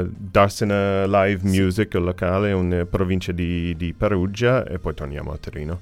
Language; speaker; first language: Italian; non-native, fluent; English